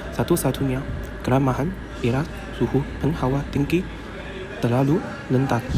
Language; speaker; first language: Malay; non-native, learner; Chinese